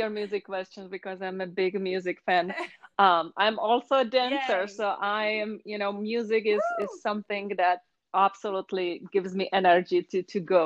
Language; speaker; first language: English; non-native, fluent; Czech